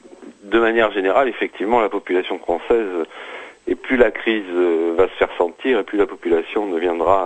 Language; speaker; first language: French; native; French